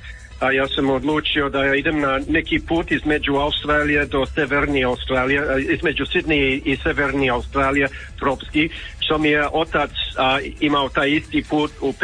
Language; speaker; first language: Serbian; early bilingual, heritage; English